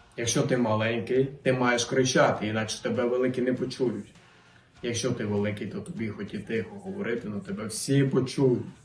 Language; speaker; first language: Ukrainian; non-native, local second language; Russian